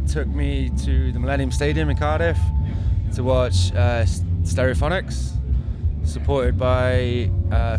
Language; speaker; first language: English; native; English